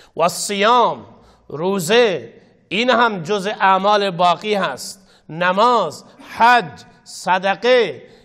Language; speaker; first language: Persian; non-native, local second language; Baluchi